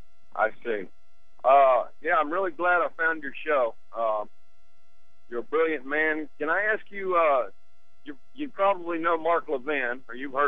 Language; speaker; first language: English; native; English